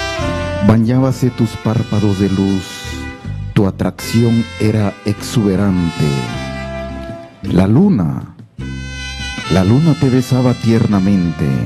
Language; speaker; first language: Spanish; native; Spanish